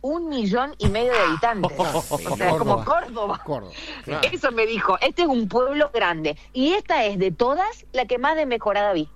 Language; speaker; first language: Spanish; native; Spanish